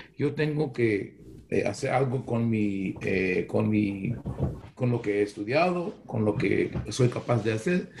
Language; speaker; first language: Spanish; non-native, fluent; Hebrew